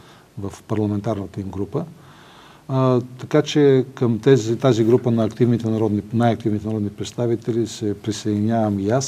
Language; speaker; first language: Bulgarian; native; Bulgarian